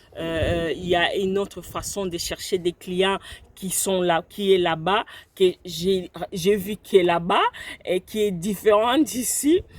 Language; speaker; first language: French; non-native, local second language; Lingala